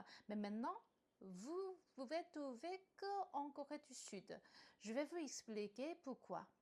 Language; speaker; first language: French; non-native, learner; Korean